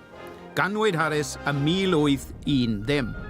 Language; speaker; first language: Welsh; native; Welsh